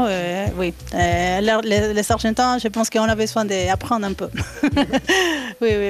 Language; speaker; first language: French; non-native, fluent; Spanish